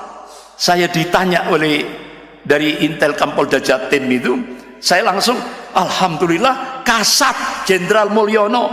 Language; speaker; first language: Indonesian; non-native, local second language; Javanese